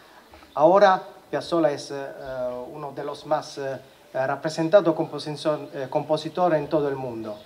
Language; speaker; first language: Spanish; non-native, learner; Italian